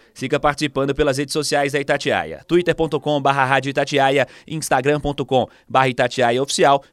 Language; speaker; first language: Portuguese; native; Portuguese